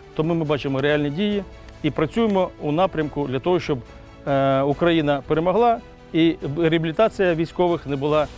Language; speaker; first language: Ukrainian; native; Ukrainian